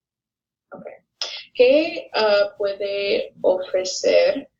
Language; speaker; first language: Spanish; non-native, learner; English